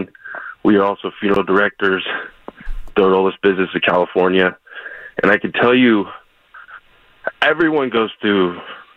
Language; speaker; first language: English; native; English